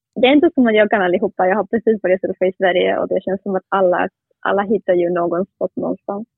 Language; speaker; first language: Swedish; non-native, fluent; Spanish